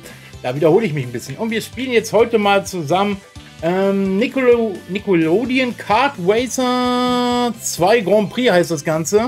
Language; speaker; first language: German; native; German